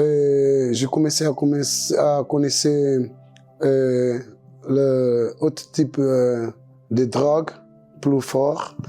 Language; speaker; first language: French; non-native, local second language; Portuguese